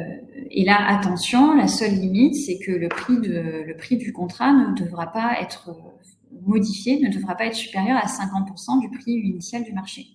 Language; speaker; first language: French; native; French